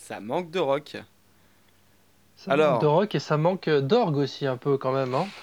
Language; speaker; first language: French; native; French